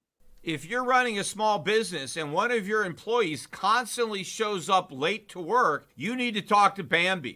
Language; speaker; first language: English; native; English